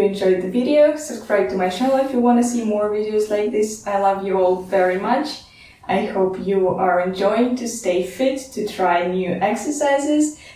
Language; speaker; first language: English; non-native, fluent; Russian